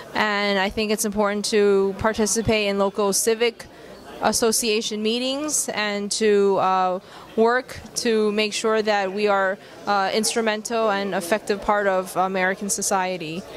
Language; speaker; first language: English; early bilingual, other home language; Chinese